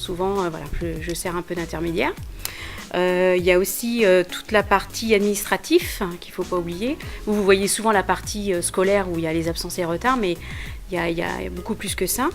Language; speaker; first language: French; native; French